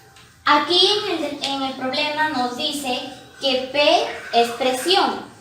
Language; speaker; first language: Spanish; native; Spanish